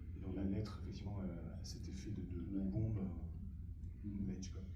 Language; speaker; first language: French; native; French